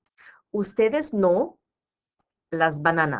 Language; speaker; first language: Spanish; non-native, fluent; English